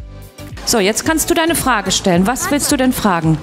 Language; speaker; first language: German; native; German